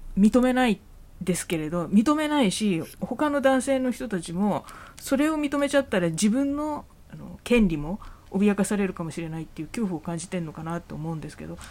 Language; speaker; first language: Japanese; native; Japanese